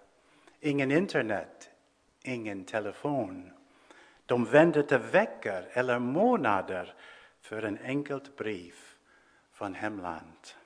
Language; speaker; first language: Swedish; non-native, fluent; English